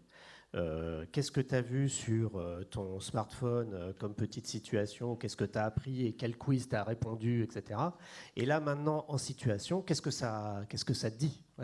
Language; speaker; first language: French; native; French